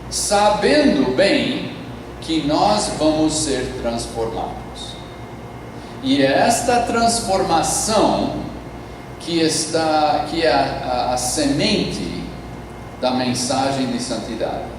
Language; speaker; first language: Portuguese; non-native, fluent; English